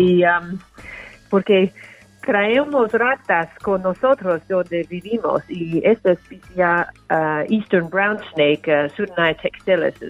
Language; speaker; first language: Spanish; non-native, learner; English